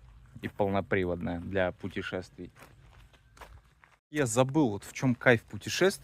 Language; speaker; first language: Russian; native; Russian